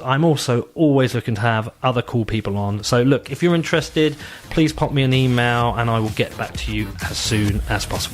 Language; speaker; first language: English; native; English